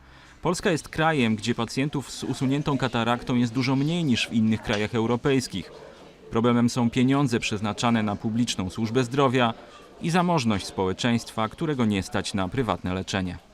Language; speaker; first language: Polish; native; Polish